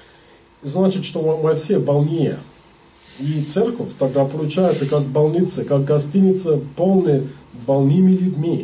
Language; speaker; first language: Russian; non-native, learner; English